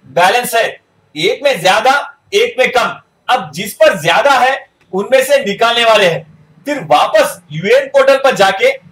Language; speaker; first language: Hindi; non-native, local second language; Telugu